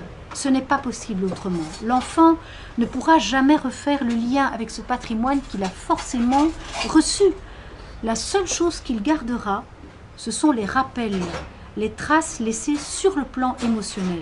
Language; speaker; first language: French; native; French